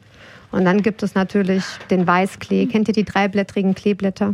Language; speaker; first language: German; native; German